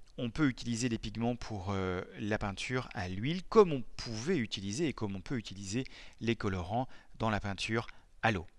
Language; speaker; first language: French; native; French